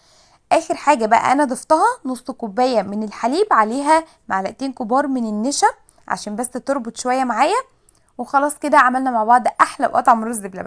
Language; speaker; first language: Arabic; native; Arabic